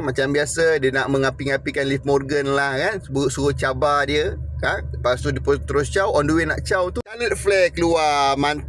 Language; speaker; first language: Malay; native; Malay